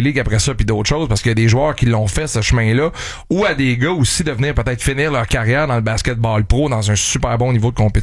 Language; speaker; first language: French; native; French